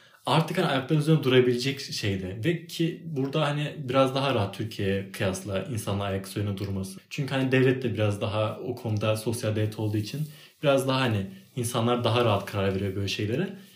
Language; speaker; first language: Turkish; native; Turkish